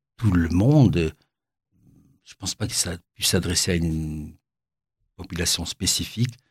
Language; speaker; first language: French; native; French